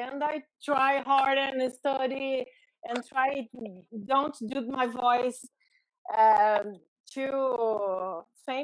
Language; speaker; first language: English; non-native, learner; Portuguese